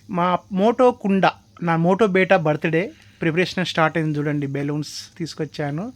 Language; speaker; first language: Telugu; non-native, local second language; Lambadi